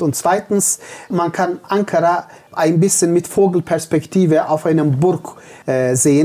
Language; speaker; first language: German; non-native, fluent; Turkish